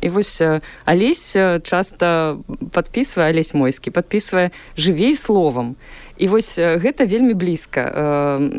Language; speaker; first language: Belarusian; non-native, local second language; Russian